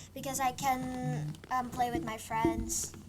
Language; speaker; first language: English; non-native, fluent; Indonesian